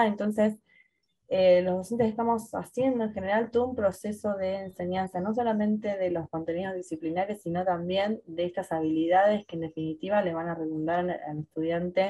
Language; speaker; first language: Spanish; native; Spanish